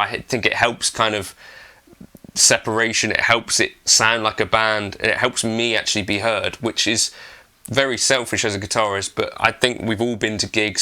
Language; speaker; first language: English; native; English